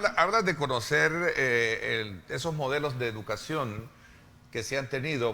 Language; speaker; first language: Spanish; native; Spanish